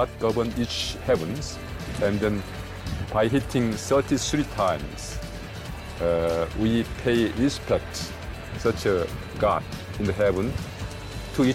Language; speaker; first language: English; non-native, learner; Korean